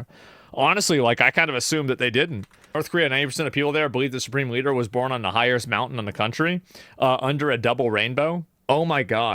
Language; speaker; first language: English; native; English